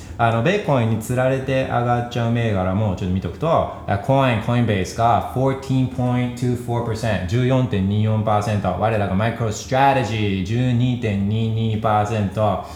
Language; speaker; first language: Japanese; early bilingual, heritage; Japanese